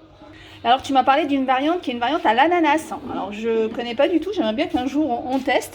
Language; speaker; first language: French; native; French